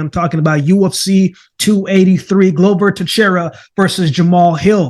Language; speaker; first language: English; native; English